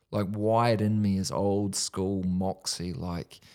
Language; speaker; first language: English; native; English